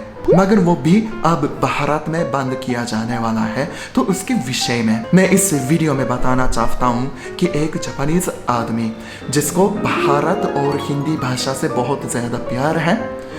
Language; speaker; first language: Hindi; non-native, fluent; Japanese